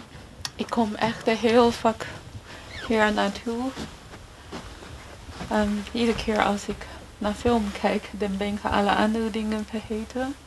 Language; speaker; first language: Dutch; non-native, fluent; Chinese